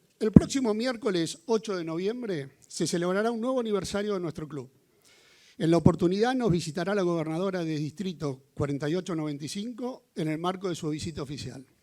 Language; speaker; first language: Spanish; native; Spanish